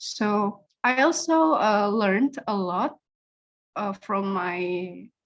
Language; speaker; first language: English; non-native, learner; Indonesian